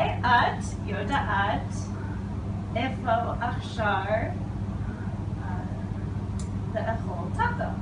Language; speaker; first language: Hebrew; non-native, learner; English